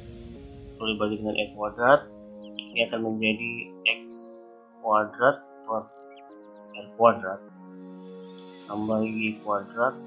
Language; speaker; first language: Indonesian; native; Indonesian